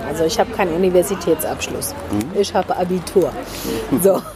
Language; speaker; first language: German; early bilingual, heritage; German